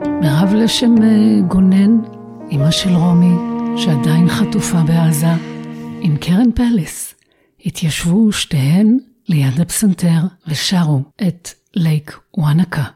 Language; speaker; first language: Hebrew; native; Hebrew